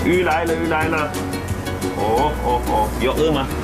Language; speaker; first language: Chinese; non-native, fluent; Turkish